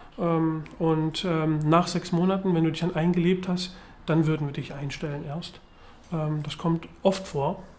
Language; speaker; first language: German; early bilingual, other home language; Greek